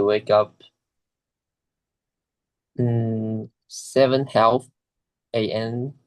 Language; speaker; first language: English; non-native, learner; Chinese